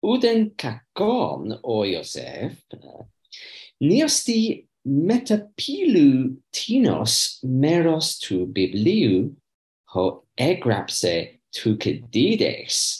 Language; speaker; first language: Greek; non-native, learner; English